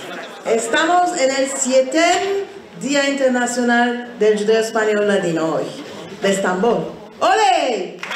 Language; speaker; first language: Spanish; early bilingual, heritage; Ladino